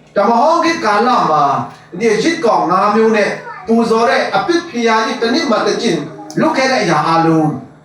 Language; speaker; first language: Burmese; non-native, local second language; Hakha Chin